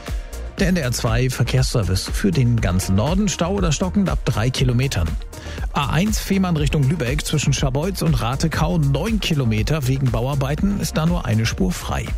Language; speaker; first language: German; native; German